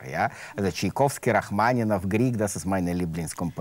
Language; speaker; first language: German; non-native, learner; Russian